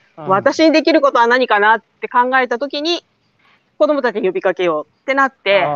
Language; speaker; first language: Japanese; native; Japanese